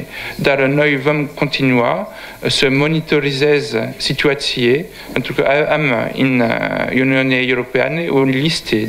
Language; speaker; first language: Romanian; non-native, learner; French